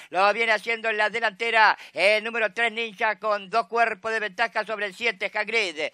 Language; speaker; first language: Spanish; native; Spanish